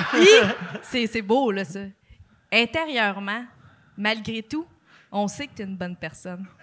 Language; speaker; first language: French; native; French